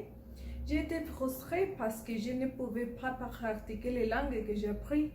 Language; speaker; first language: French; non-native, learner; Spanish